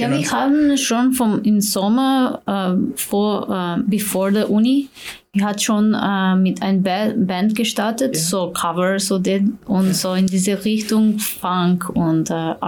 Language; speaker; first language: German; non-native, learner; Slovenian